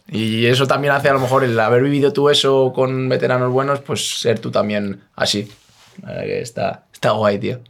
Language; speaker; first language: Spanish; native; Spanish